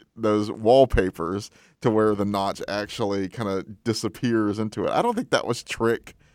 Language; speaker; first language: English; native; English